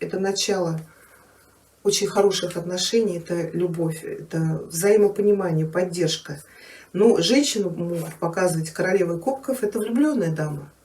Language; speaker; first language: Russian; native; Russian